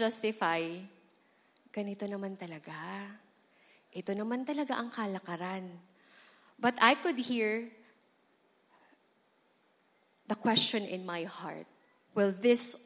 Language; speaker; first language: English; non-native, local second language; Bikol